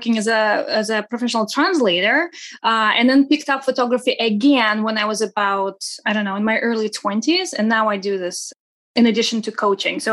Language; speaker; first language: English; non-native, fluent; Russian